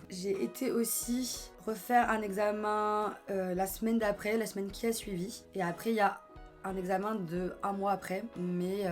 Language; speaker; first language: French; native; French